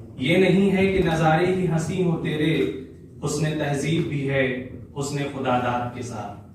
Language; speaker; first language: Urdu; native; Urdu